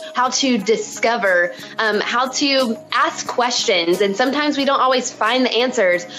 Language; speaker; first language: English; native; English